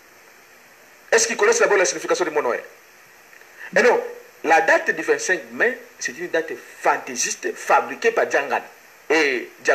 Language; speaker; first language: French; non-native, local second language; Lingala